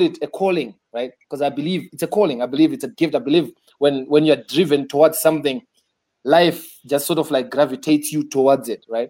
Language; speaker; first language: English; non-native, local second language; Shona